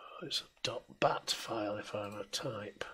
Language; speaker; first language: English; native; English